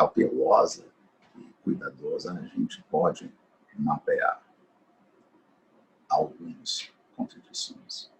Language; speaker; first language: Portuguese; non-native, fluent; English